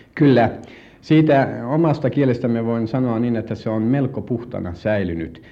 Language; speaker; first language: Finnish; non-native, fluent; Tatar